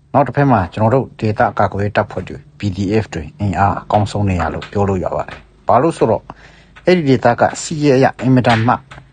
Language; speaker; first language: Burmese; non-native, local second language; Hakha Chin